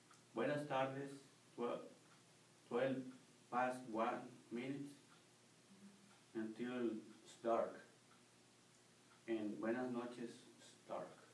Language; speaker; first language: English; non-native, learner; Spanish